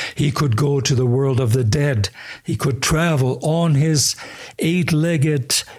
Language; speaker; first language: English; early bilingual, other home language; German